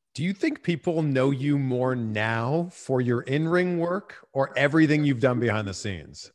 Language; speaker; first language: English; native; English